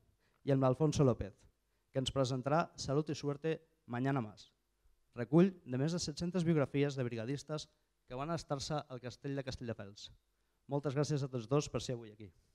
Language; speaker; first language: Catalan; native; Catalan